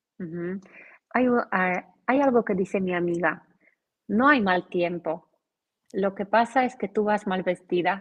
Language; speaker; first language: Spanish; non-native, fluent; Polish